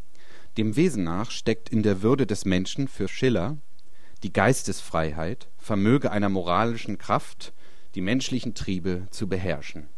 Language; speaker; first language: German; native; German